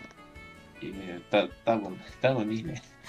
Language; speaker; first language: Japanese; non-native, fluent; Spanish